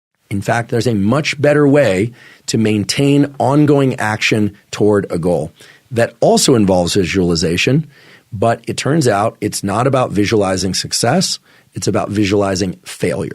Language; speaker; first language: English; native; English